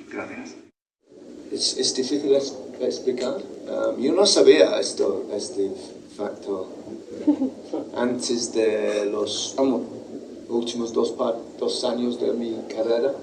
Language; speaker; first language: Spanish; non-native, fluent; English